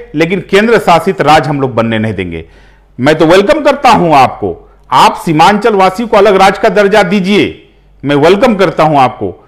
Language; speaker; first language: Hindi; native; Hindi